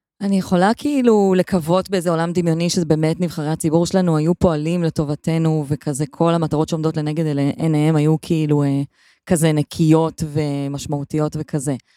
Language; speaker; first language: Hebrew; native; Hebrew